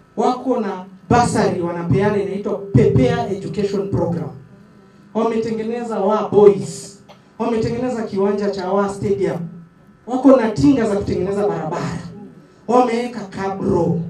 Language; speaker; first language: Swahili; non-native, local second language; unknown